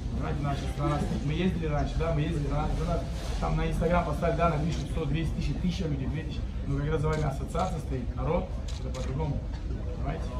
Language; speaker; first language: Russian; non-native, local second language; Uzbek